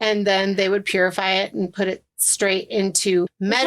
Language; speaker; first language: English; native; English